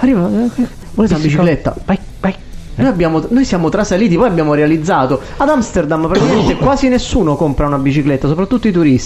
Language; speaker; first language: Italian; native; Italian